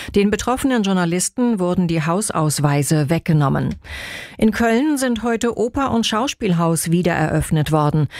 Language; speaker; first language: German; native; German